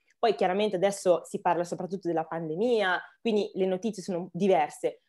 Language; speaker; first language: Italian; early bilingual, other home language; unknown